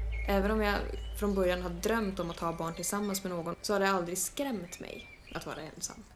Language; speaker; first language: Swedish; native; Swedish